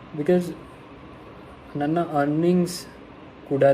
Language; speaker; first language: Kannada; non-native, local second language; Hindi